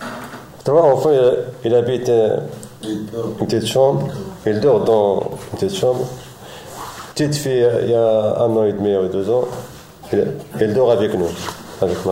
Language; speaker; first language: French; non-native, learner; Arabic